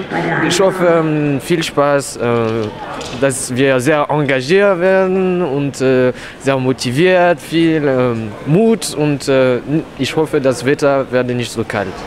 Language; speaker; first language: German; non-native, learner; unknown